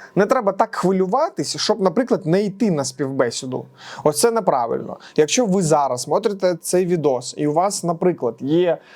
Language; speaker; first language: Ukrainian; non-native, local second language; Russian